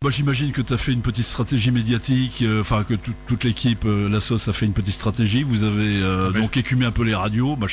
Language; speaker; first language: French; native; French